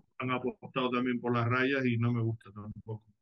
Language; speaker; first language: Spanish; native; Spanish